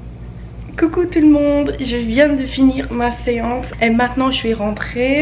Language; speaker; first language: French; non-native, fluent; English